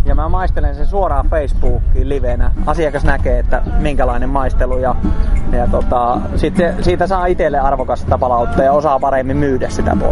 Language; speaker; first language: Finnish; native; Finnish